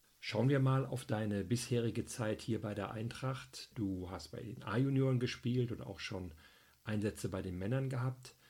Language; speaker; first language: German; native; German